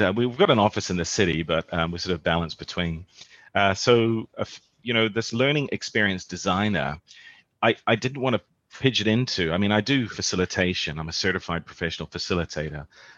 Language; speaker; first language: English; native; English